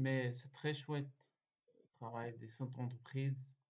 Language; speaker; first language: French; non-native, learner; Arabic